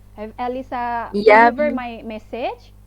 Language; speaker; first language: English; non-native, fluent; Indonesian